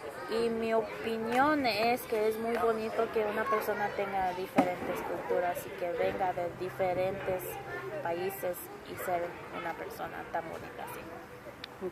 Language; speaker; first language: Spanish; early bilingual, other home language; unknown